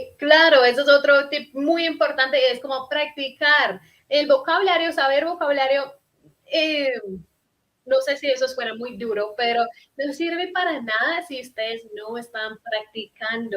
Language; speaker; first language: Spanish; non-native, fluent; English